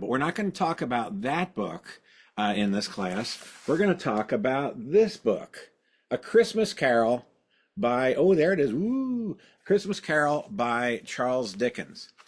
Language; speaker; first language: English; native; English